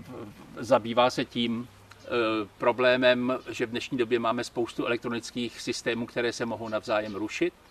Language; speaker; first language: Czech; native; Czech